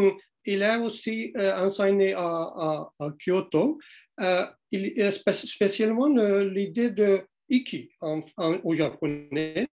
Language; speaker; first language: French; non-native, learner; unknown